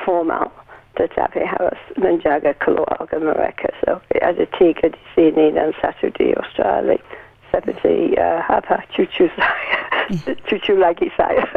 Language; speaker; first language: Indonesian; non-native, learner; English